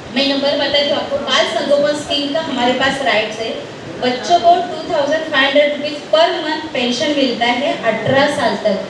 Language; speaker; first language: Hindi; non-native, local second language; Marathi